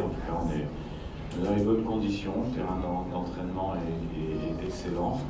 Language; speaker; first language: French; native; French